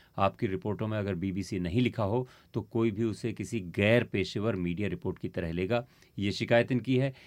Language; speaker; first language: Hindi; native; Hindi